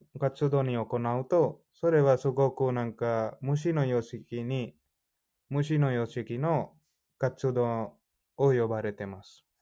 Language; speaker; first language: Japanese; non-native, fluent; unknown